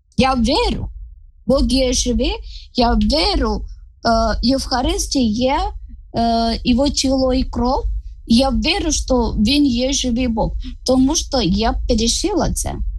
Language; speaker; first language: Ukrainian; non-native, fluent; Malayalam